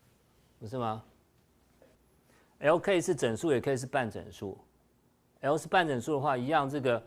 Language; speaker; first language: Chinese; native; Chinese